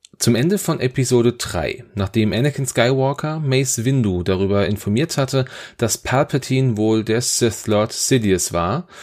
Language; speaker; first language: German; native; German